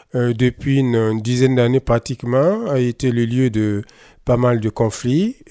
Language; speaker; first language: French; non-native, local second language; Mossi